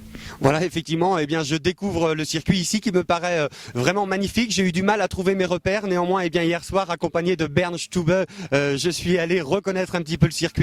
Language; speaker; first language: French; native; French